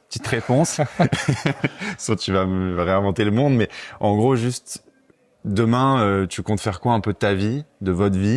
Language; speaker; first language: French; native; French